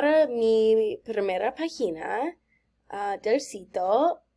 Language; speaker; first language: Spanish; non-native, learner; English